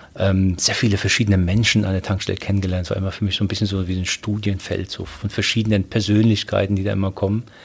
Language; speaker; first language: German; early bilingual, other home language; Polish